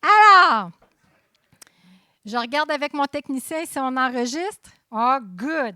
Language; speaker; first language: French; native; French